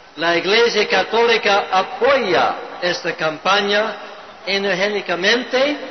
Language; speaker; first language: Spanish; non-native, fluent; English